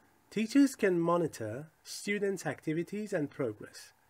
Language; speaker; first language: English; non-native, fluent; Persian